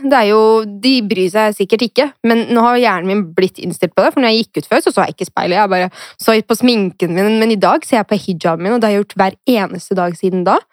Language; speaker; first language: Norwegian; early bilingual, other home language; Arabic